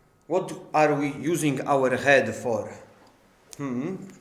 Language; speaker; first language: English; non-native, fluent; Polish